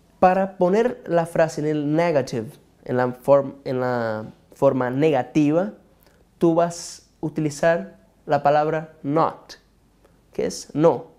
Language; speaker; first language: Spanish; non-native, fluent; Portuguese